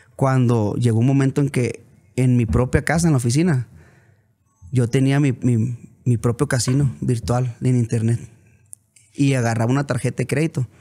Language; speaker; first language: Spanish; native; Spanish